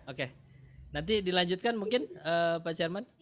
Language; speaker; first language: Indonesian; native; Indonesian